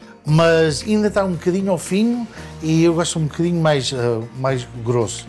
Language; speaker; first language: Portuguese; early bilingual, heritage; Portuguese